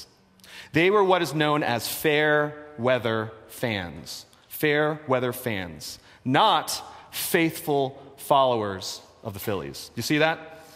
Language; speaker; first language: English; native; English